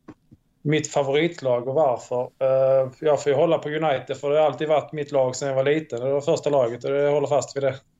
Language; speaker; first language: Swedish; native; Swedish